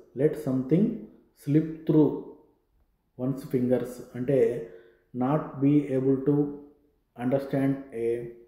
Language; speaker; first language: English; non-native, local second language; Telugu